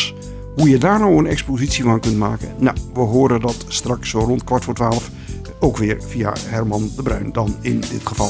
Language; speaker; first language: Dutch; native; Dutch